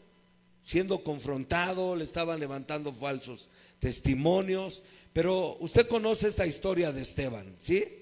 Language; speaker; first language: Spanish; native; Spanish